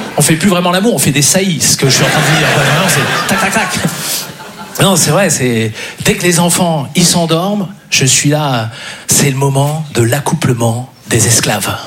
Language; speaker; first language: French; native; French